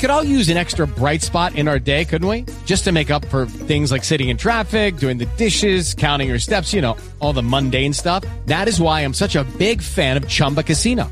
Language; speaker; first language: English; native; English